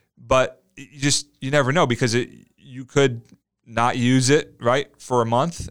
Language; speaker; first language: English; native; English